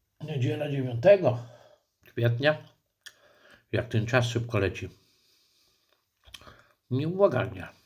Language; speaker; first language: Polish; native; Polish